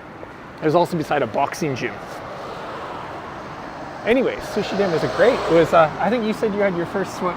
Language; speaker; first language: English; non-native, fluent; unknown